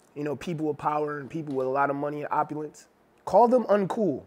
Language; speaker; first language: English; native; English